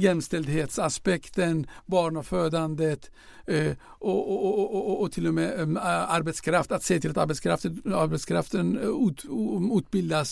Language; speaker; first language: Swedish; non-native, fluent; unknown